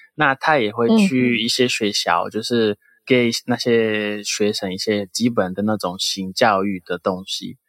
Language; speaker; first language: Chinese; non-native, fluent; Portuguese